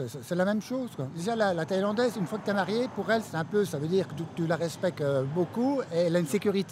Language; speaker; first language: French; native; French